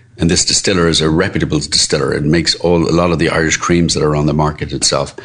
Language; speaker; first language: English; native; English